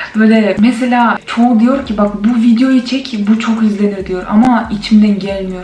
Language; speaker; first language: Turkish; non-native, fluent; Kyrgyz